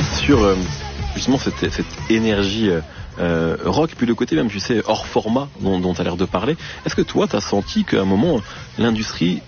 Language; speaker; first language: French; native; French